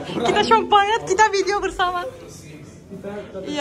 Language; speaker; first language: Indonesian; non-native, learner; Turkish